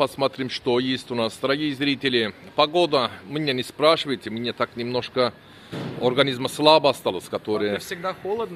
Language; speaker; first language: Russian; non-native, learner; Turkish